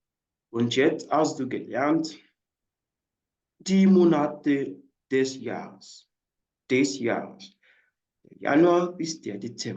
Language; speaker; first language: German; non-native, fluent; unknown